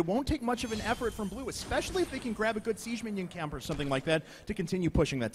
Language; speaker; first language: English; native; English